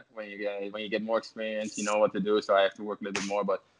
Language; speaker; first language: English; non-native, fluent; Dutch